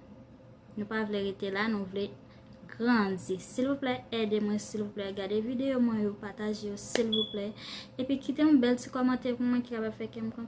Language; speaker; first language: French; non-native, learner; Haitian Creole